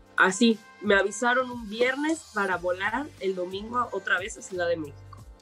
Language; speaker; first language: Spanish; native; Spanish